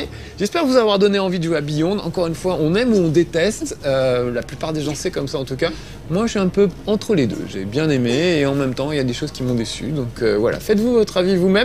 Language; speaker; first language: French; native; French